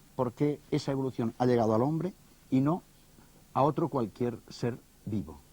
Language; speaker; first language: Spanish; native; Spanish